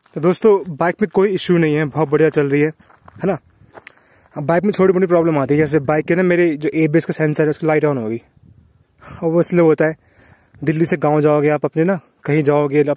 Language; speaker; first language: Hindi; native; Hindi